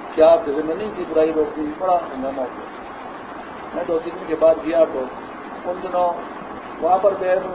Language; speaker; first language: Urdu; non-native, local second language; Pashto